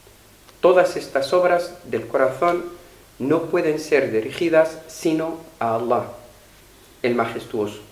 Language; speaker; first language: Spanish; non-native, fluent; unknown